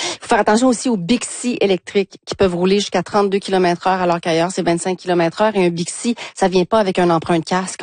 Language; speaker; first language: French; native; French